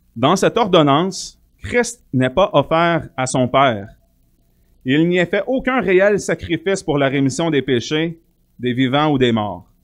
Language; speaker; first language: French; native; French